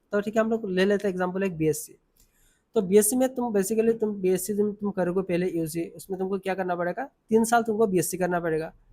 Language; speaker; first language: Hindi; non-native, local second language; Assamese